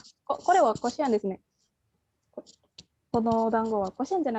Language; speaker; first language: Japanese; non-native, fluent; Indonesian